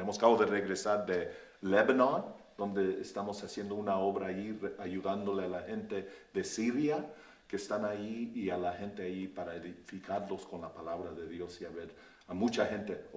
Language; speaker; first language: Spanish; early bilingual, other home language; English